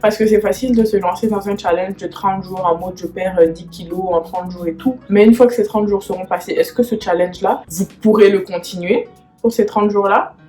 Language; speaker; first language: French; native; French